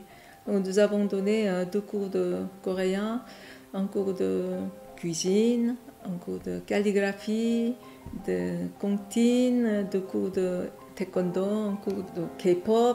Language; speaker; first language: French; non-native, fluent; Korean